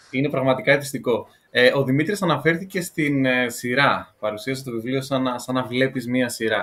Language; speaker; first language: Greek; native; Greek